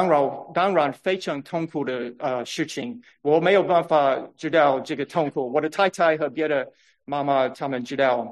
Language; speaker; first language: Chinese; non-native, fluent; English